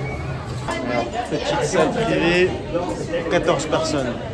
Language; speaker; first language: French; native; French